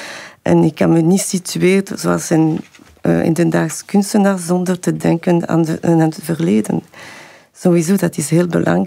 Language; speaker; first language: Dutch; non-native, fluent; French